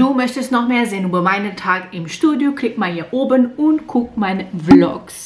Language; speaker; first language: German; non-native, learner; Portuguese